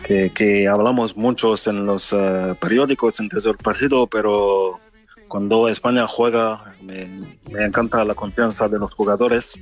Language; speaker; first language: Spanish; non-native, fluent; French